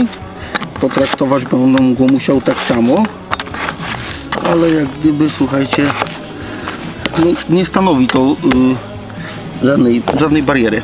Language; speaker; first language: Polish; native; Polish